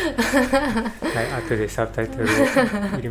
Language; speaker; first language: Japanese; non-native, learner; English